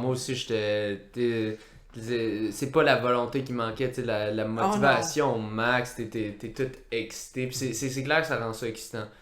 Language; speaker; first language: French; native; French